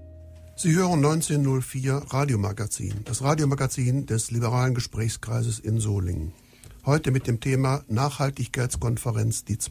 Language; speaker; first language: German; native; German